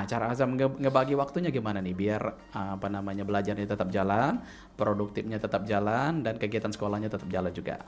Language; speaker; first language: Indonesian; native; Indonesian